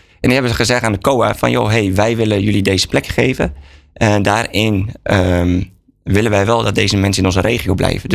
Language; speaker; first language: Dutch; native; Dutch